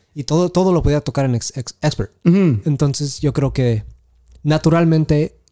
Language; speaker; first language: Spanish; early bilingual, heritage; Spanish